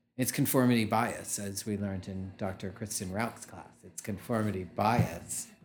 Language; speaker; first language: English; native; English